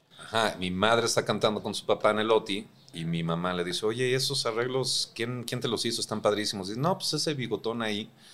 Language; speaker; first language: Spanish; early bilingual, heritage; Spanish